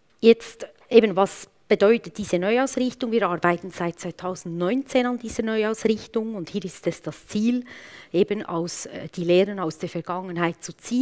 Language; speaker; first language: German; native; German